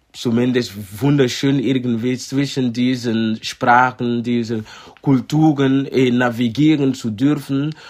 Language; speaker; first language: German; non-native, fluent; Mossi